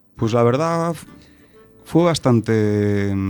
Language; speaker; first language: Spanish; native; Spanish